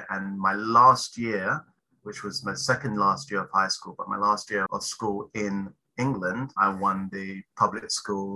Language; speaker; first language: English; native; English